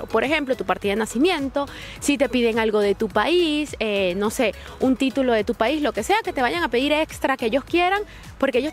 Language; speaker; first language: Spanish; native; Spanish